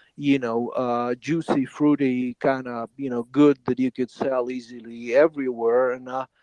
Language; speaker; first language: English; non-native, fluent; Ukrainian